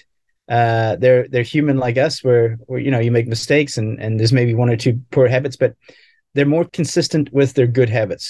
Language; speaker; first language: English; native; English